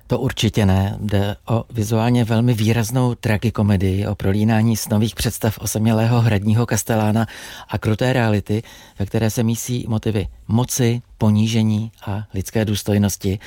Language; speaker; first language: Czech; native; Czech